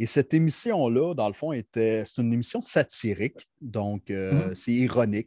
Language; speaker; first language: French; native; French